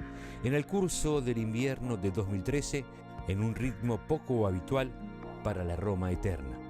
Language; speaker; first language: Spanish; native; Spanish